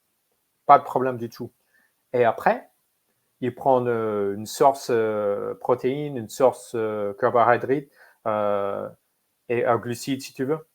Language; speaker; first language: French; non-native, fluent; English